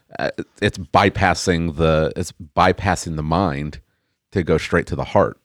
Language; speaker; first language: English; native; English